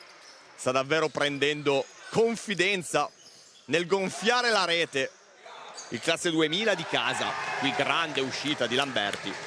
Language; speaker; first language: Italian; native; Italian